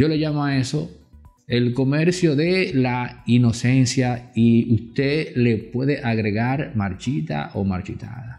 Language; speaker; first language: Spanish; native; Spanish